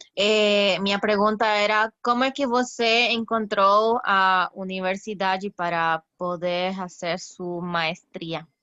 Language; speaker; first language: Portuguese; non-native, learner; Spanish